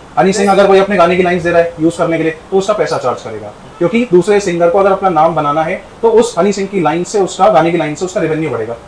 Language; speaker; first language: Hindi; native; Hindi